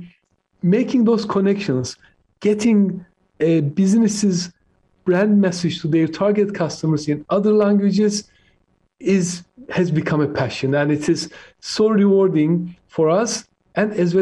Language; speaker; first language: English; non-native, fluent; Turkish